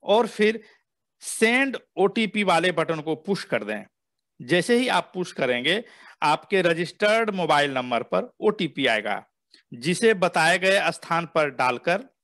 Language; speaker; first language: Hindi; native; Hindi